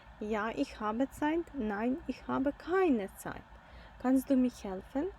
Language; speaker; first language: German; non-native, fluent; Ukrainian